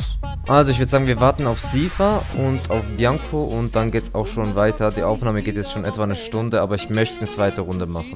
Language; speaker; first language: German; native; German